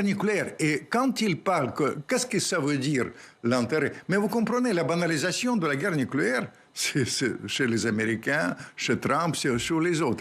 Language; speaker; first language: French; non-native, fluent; Russian